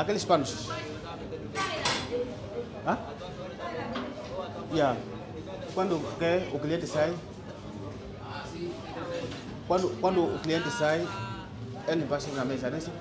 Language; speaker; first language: Portuguese; non-native, fluent; Vietnamese